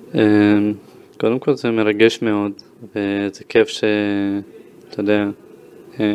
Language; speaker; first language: Hebrew; early bilingual, other home language; Ukrainian